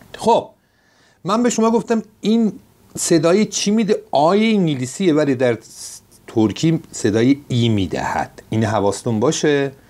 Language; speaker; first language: Persian; non-native, local second language; Azerbaijani